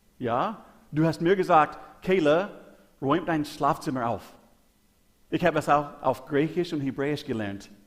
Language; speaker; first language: German; non-native, learner; English